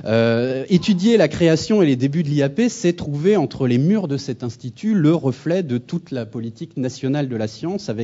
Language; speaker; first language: French; native; French